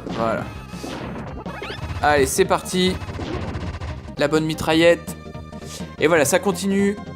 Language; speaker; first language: French; native; French